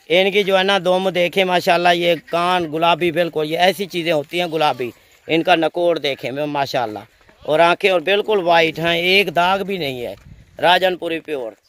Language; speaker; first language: Urdu; non-native, local second language; Punjabi